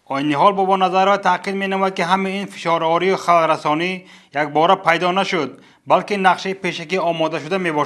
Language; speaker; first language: Persian; native; Persian